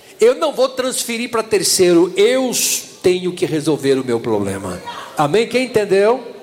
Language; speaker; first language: Portuguese; native; Portuguese